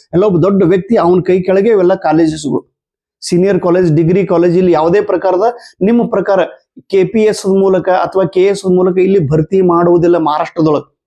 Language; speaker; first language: Kannada; native; Kannada